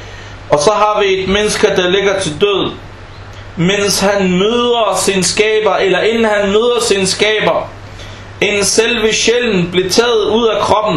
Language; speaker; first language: Danish; non-native, fluent; Arabic